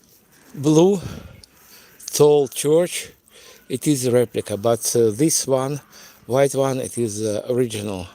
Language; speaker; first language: English; non-native, fluent; Russian